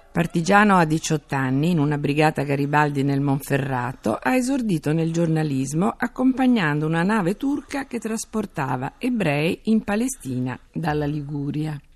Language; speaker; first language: Italian; native; Italian